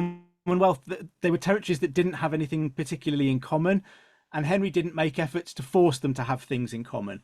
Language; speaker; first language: English; native; English